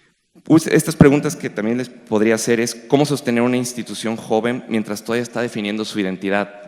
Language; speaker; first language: Spanish; native; Spanish